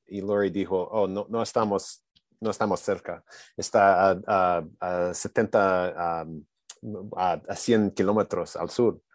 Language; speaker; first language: Spanish; non-native, learner; English